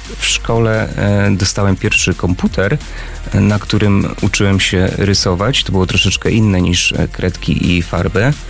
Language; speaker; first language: Polish; native; Polish